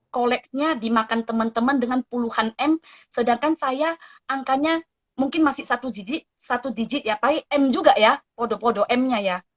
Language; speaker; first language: Indonesian; non-native, local second language; Min Nan Chinese